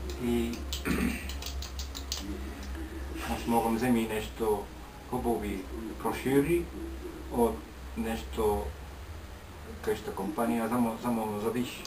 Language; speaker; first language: Bulgarian; non-native, learner; Finnish